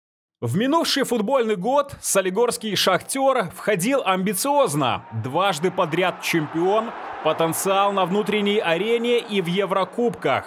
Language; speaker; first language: Russian; native; Russian